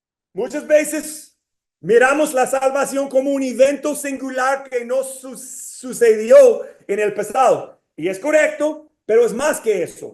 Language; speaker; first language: Spanish; non-native, fluent; English